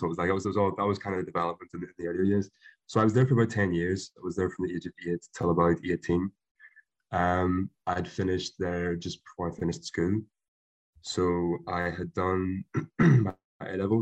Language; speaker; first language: English; native; English